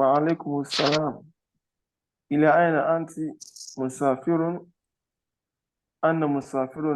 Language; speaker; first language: Arabic; non-native, learner; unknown